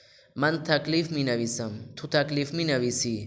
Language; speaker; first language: Persian; non-native, fluent; Urdu